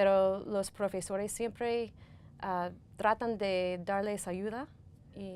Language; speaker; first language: Spanish; non-native, fluent; English